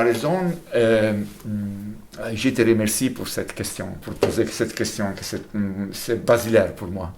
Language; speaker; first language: French; non-native, fluent; Italian